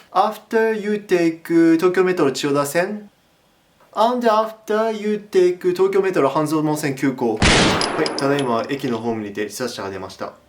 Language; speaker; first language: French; non-native, fluent; Japanese